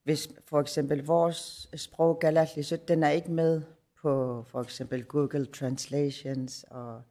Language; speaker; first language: Danish; non-native, local second language; Kalaallisut